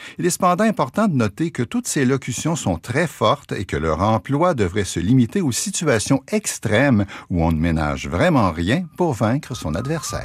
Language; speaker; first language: French; native; French